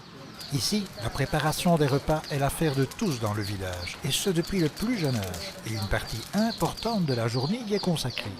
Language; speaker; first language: French; native; French